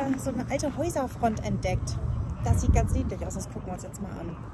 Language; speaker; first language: German; native; German